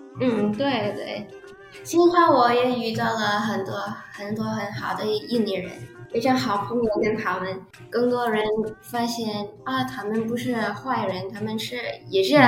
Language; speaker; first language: Chinese; early bilingual, heritage; Indonesian